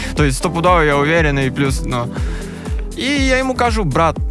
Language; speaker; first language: Ukrainian; native; Ukrainian